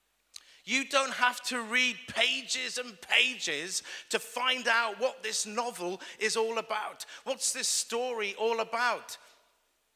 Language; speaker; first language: English; native; English